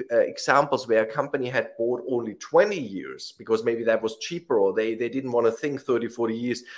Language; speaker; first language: English; non-native, fluent; German